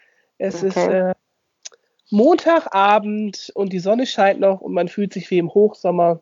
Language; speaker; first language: German; native; German